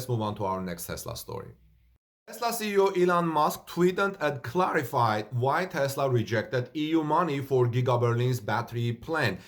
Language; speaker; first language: English; non-native, fluent; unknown